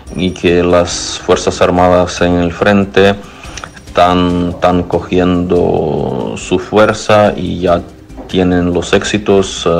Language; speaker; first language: Spanish; non-native, fluent; Ukrainian